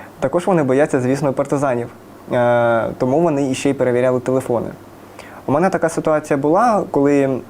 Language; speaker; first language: Ukrainian; native; Ukrainian